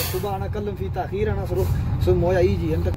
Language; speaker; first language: Arabic; non-native, learner; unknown